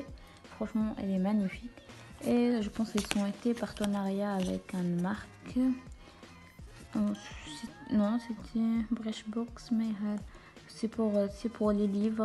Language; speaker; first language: French; non-native, fluent; Arabic